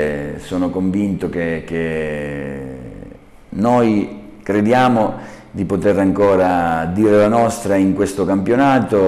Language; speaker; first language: Italian; native; Italian